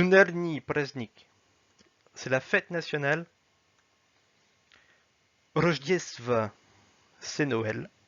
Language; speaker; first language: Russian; non-native, fluent; French